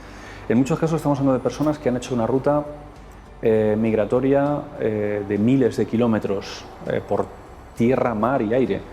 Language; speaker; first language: Spanish; native; Spanish